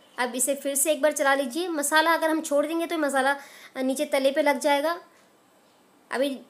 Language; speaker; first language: Hindi; native; Hindi